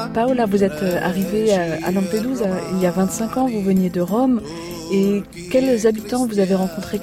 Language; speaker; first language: French; native; French